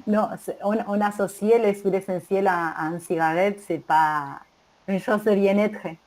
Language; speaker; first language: French; non-native, learner; Spanish